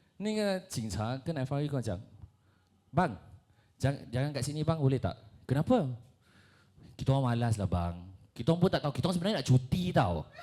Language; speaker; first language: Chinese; non-native, local second language; Malay